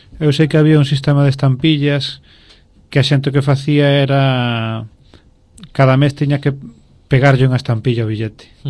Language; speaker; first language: Galician; non-native, local second language; Spanish